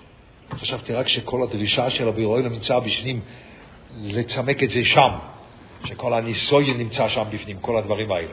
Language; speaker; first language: Hebrew; non-native, fluent; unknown